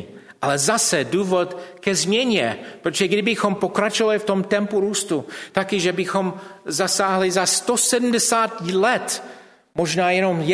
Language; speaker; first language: Czech; non-native, fluent; English